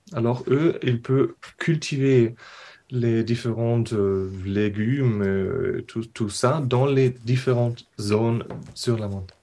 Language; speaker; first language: French; non-native, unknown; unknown